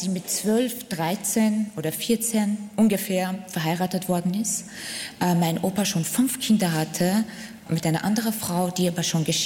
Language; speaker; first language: German; non-native, fluent; Arabic